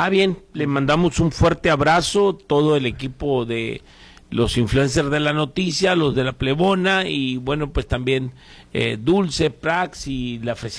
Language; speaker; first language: Spanish; native; Spanish